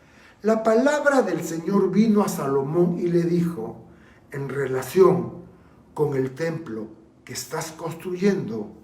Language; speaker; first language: Spanish; native; Spanish